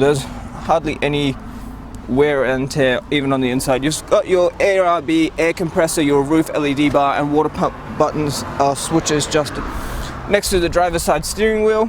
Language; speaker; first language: English; native; English